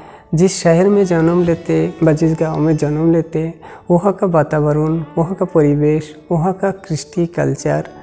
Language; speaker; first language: Hindi; non-native, local second language; Bangla